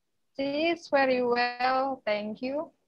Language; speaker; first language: English; non-native, learner; Indonesian